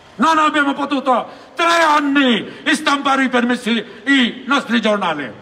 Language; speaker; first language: Italian; non-native, learner; Bangla